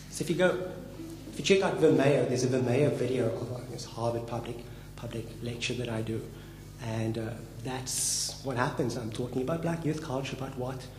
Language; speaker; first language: English; native; English